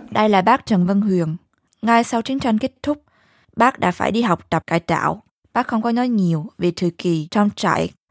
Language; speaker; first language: Vietnamese; early bilingual, heritage; Vietnamese